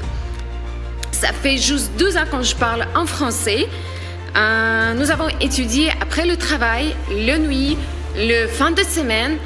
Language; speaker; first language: French; non-native, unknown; Ukrainian